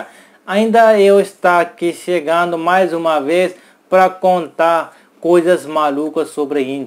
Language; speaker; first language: Portuguese; non-native, learner; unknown